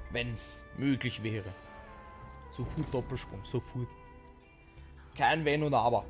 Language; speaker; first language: German; native; German